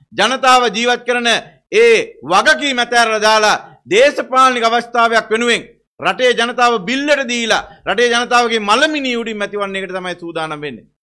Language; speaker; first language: Sinhala; native; Sinhala